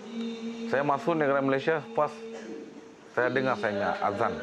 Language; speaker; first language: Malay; non-native, learner; Rohingya